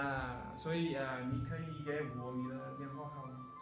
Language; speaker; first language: Chinese; non-native, learner; English